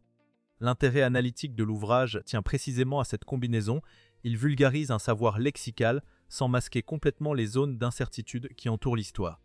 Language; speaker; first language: French; native; French